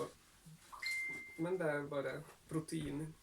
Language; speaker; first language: Norwegian; non-native, fluent; Lithuanian